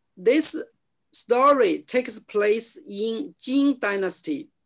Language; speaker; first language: English; non-native, learner; Chinese